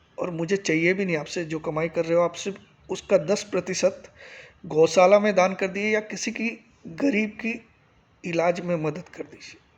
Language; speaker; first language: Hindi; native; Hindi